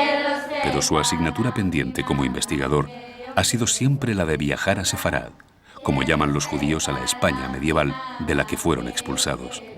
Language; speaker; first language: Spanish; native; Spanish